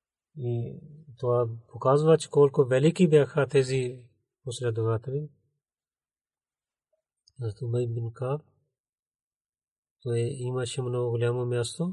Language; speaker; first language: Bulgarian; non-native, fluent; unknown